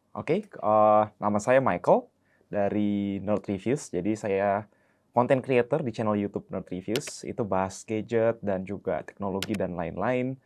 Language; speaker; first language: Indonesian; early bilingual, heritage; Indonesian